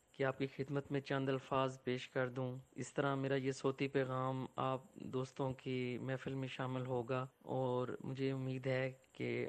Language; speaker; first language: Urdu; non-native, local second language; Punjabi